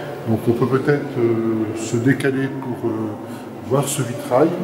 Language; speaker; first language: French; native; French